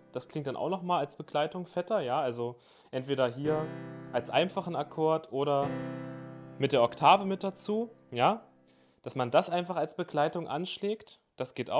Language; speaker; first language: German; native; German